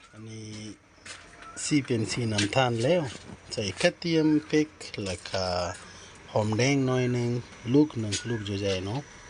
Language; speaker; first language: Thai; non-native, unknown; Urdu